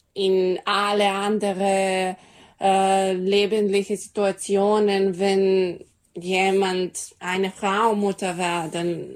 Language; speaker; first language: German; non-native, fluent; Serbian